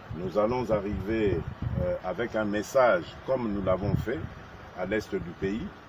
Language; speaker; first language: French; non-native, local second language; Luba-Lulua